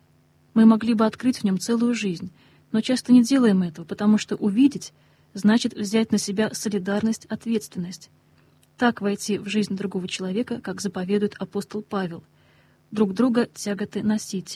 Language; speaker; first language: Russian; native; Russian